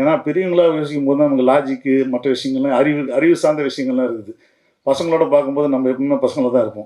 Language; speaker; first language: Tamil; native; Tamil